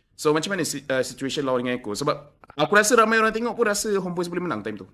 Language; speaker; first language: Malay; non-native, local second language; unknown